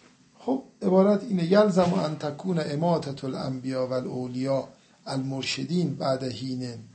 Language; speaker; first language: Persian; native; Persian